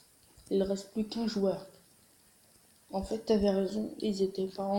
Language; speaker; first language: French; native; French